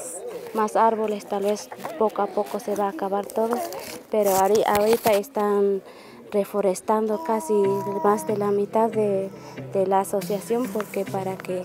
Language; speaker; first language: Spanish; non-native, local second language; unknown